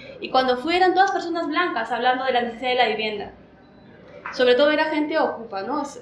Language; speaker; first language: Spanish; native; Spanish